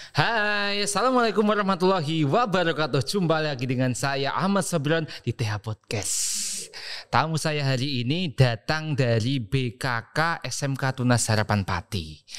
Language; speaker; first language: Indonesian; native; Indonesian